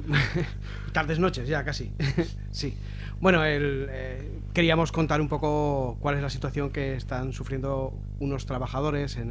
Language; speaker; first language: Spanish; native; Spanish